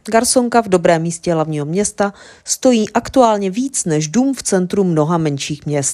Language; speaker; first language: Czech; native; Czech